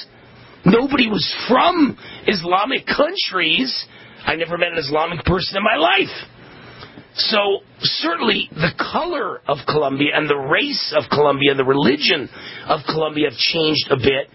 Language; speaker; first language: English; native; English